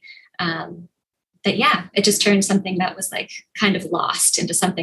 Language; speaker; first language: English; native; English